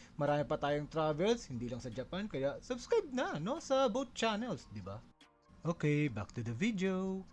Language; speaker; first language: Filipino; native; Filipino